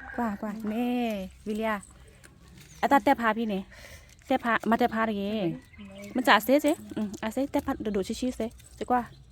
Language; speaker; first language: Thai; non-native, local second language; S'gaw Karen